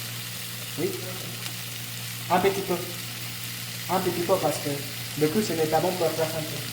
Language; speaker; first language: French; non-native, learner; Spanish